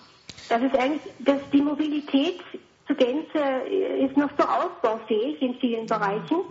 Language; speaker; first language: German; native; German